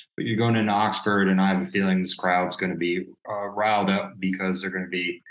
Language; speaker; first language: English; native; English